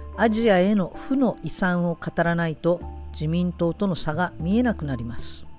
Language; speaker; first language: Japanese; native; Japanese